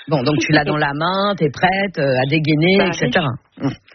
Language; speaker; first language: French; native; French